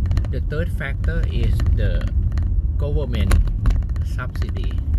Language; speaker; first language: English; non-native, fluent; Thai